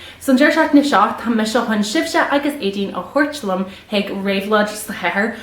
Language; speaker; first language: Irish; native; Irish